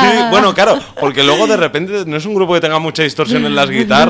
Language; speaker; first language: Spanish; native; Spanish